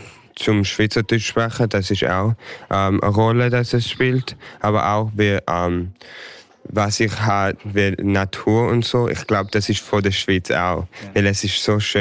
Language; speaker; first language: German; early bilingual, heritage; English